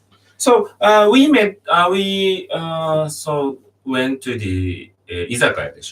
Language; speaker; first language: English; non-native, learner; Japanese